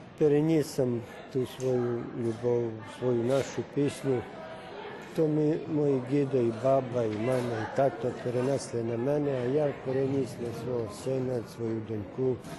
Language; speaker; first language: Ukrainian; early bilingual, heritage; Ukrainian